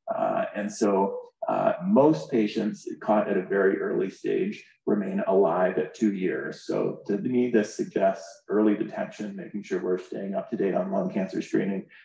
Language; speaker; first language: English; native; English